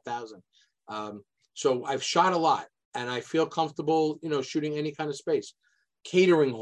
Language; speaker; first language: English; native; English